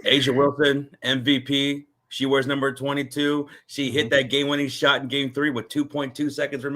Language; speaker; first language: English; native; English